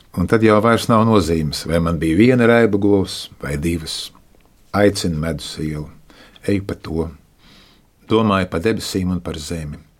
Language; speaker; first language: Latvian; native; Latvian